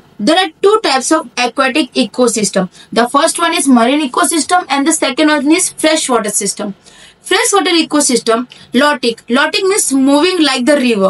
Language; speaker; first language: English; non-native, local second language; Hindi